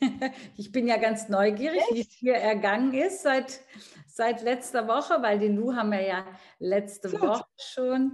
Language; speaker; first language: German; native; German